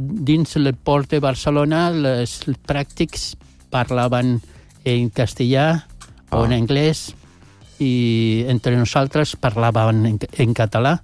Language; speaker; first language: Catalan; non-native, local second language; Spanish